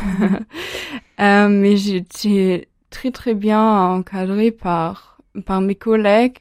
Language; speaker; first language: French; non-native, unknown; German